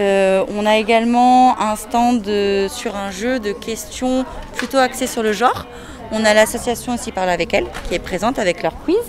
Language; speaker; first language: French; native; French